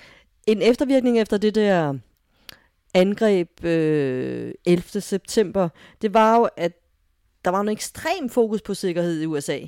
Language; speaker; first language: Danish; native; Danish